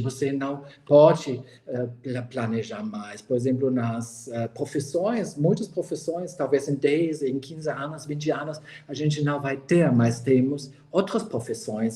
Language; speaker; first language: Portuguese; non-native, fluent; German